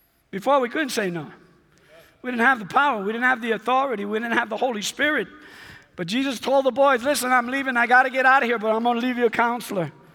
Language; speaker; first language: English; non-native, fluent; Spanish